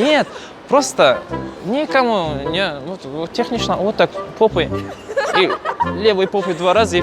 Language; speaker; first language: Russian; non-native, local second language; Kazakh